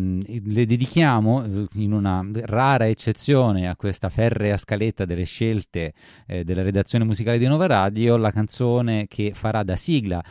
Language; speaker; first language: Italian; native; Italian